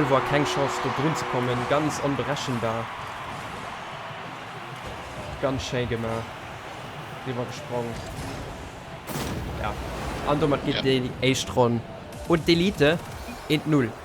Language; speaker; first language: German; non-native, local second language; Luxembourgish